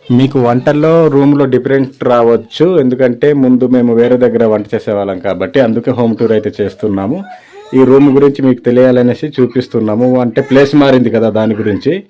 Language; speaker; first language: Telugu; non-native, local second language; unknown